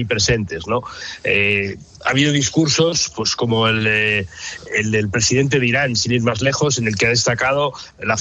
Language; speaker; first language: Spanish; native; Spanish